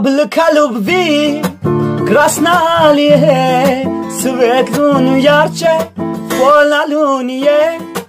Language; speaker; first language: Russian; non-native, learner; Tajik